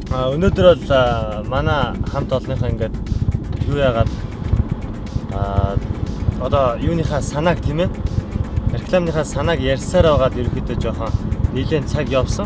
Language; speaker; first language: Mongolian; native; Mongolian